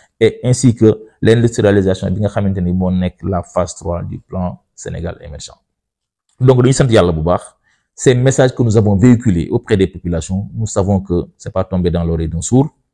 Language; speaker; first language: French; non-native, local second language; Wolof